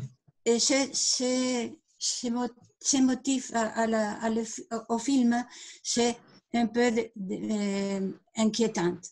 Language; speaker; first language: French; non-native, learner; Spanish